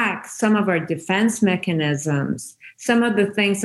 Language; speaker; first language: English; non-native, fluent; Persian